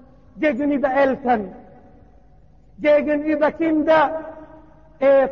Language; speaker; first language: German; non-native, learner; Arabic